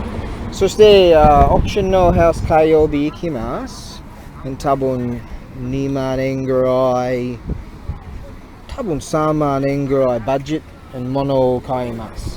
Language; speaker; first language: Japanese; non-native, learner; English